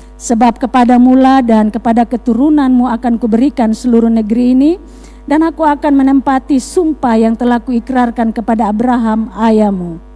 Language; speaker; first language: Indonesian; native; Indonesian